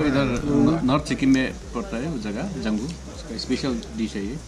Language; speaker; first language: Hindi; non-native, local second language; Nepali